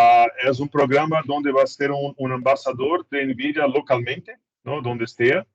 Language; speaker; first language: Spanish; native; Spanish